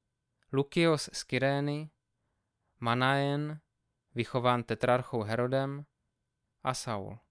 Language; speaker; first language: Czech; native; Czech